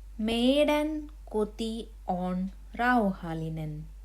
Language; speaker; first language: Finnish; non-native, learner; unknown